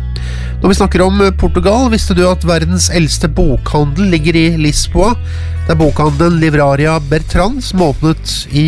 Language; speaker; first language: Norwegian; native; Norwegian